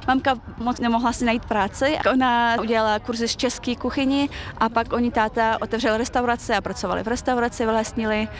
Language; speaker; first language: Czech; early bilingual, other home language; Chechen